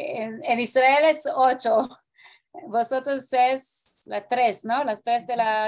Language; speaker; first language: Spanish; non-native, fluent; Portuguese